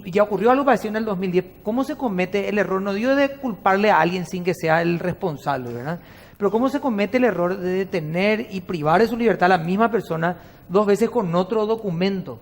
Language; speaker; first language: Spanish; native; Spanish